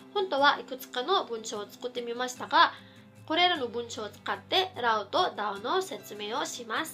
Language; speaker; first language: Japanese; non-native, fluent; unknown